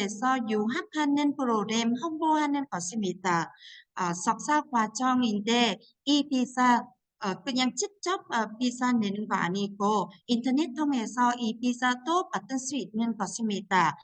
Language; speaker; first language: Korean; non-native, fluent; Vietnamese